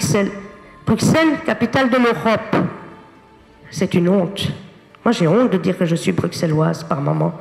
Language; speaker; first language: French; native; French